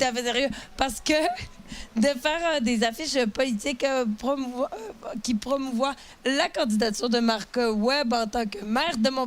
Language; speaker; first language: French; native; French